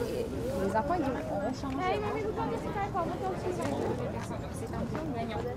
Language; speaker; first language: French; non-native, fluent; Russian